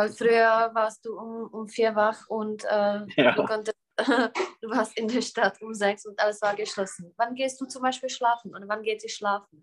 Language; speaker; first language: German; non-native, fluent; Czech